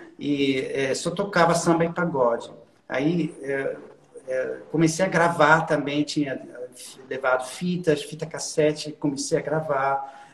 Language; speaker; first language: Portuguese; non-native, fluent; German